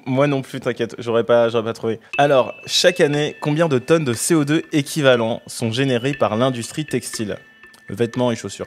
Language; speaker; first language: French; native; French